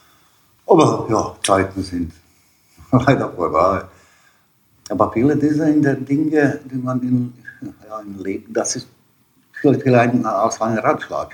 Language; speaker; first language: German; non-native, learner; Bosnian